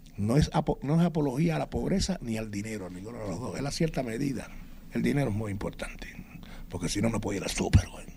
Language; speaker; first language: Spanish; native; Spanish